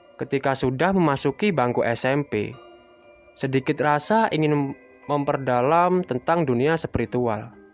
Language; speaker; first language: Indonesian; native; Indonesian